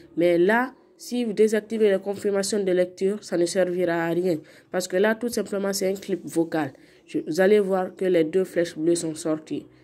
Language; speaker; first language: French; non-native, local second language; Fula